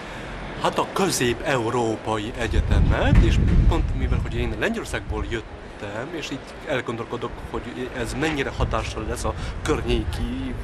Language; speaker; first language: Hungarian; non-native, fluent; Polish